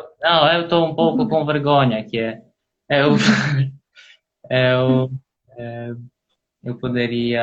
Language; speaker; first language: Portuguese; non-native, learner; Polish